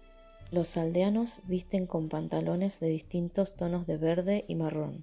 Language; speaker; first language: Spanish; native; Spanish